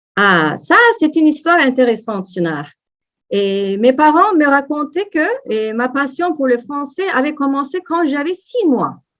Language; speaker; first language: French; non-native, fluent; Turkish